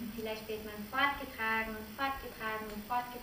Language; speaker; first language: German; native; German